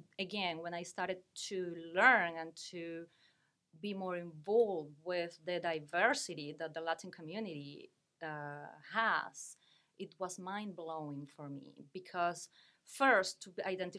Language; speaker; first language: English; non-native, fluent; Spanish